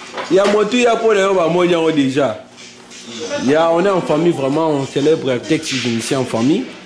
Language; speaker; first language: French; non-native, local second language; Lingala